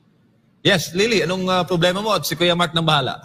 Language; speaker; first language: Filipino; native; Filipino